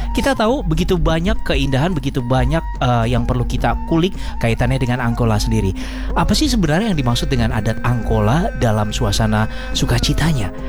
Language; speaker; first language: Indonesian; native; Indonesian